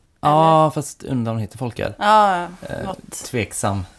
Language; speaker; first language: Swedish; native; Swedish